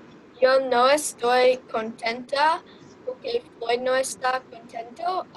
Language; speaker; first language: Spanish; non-native, learner; English